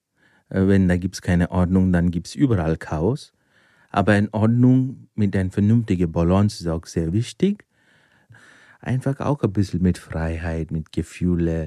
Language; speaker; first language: German; non-native, fluent; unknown